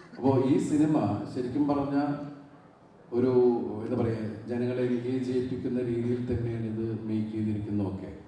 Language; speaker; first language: Malayalam; native; Malayalam